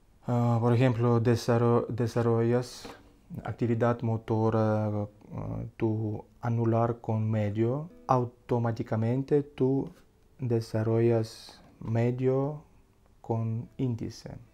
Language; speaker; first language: Spanish; non-native, learner; Russian